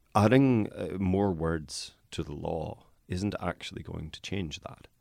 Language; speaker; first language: English; native; English